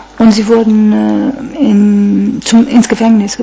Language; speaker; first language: German; non-native, fluent; Italian